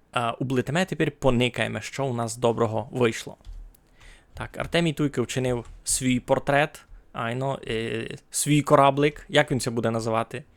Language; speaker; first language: Ukrainian; native; Ukrainian